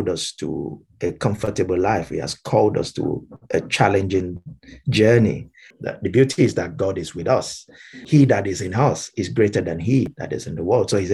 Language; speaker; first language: English; non-native, local second language; Yoruba